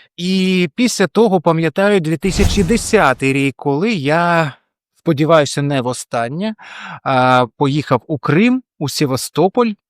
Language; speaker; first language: Ukrainian; non-native, local second language; Russian